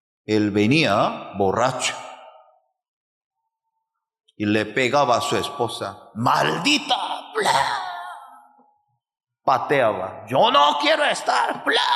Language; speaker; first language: Spanish; non-native, fluent; Korean